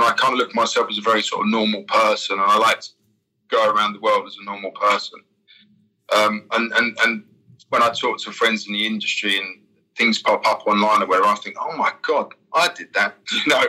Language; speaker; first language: English; native; English